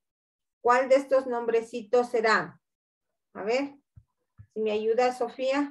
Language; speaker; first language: Spanish; native; Spanish